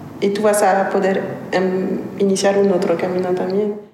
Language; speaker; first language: Spanish; non-native, learner; French